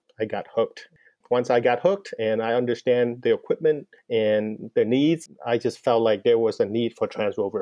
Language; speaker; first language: English; non-native, fluent; Vietnamese